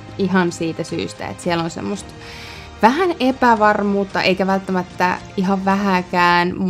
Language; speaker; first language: Finnish; native; Finnish